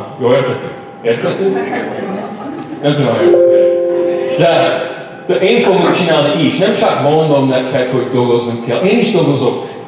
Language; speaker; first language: Hungarian; non-native, learner; English